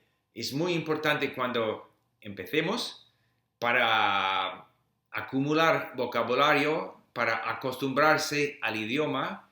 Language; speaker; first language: Spanish; non-native, fluent; English